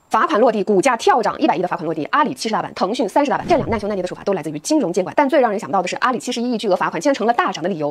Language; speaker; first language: Chinese; native; Chinese